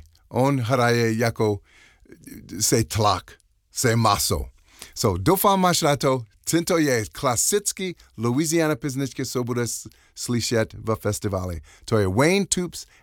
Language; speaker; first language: Czech; non-native, fluent; English